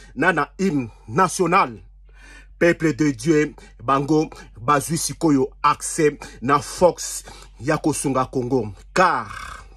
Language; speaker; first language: French; non-native, local second language; Lingala